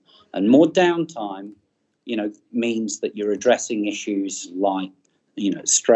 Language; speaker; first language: English; native; English